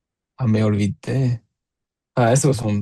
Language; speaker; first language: Spanish; non-native, learner; English